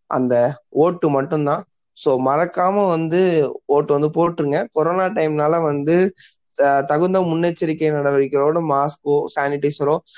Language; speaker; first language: Tamil; native; Tamil